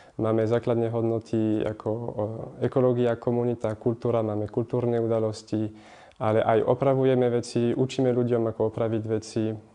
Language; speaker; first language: Slovak; non-native, fluent; French